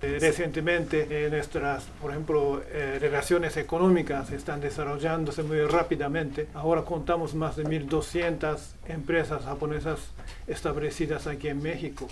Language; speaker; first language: Spanish; non-native, fluent; Japanese